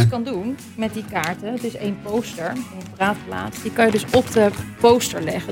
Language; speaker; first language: Dutch; native; Dutch